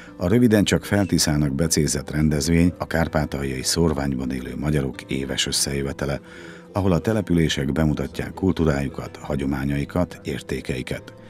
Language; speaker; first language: Hungarian; native; Hungarian